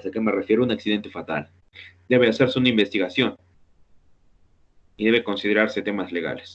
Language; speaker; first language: Spanish; native; Spanish